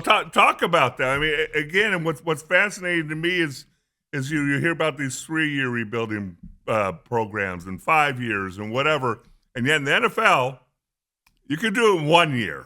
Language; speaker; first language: English; native; English